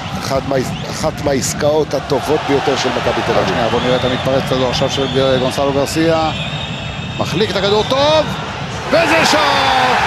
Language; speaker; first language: Hebrew; native; Hebrew